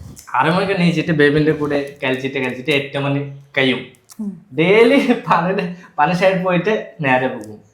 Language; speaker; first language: Malayalam; non-native, local second language; Bangla